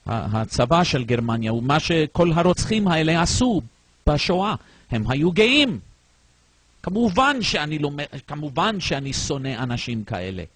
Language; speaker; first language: Hebrew; non-native, fluent; English